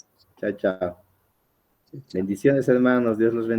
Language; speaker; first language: Spanish; native; Spanish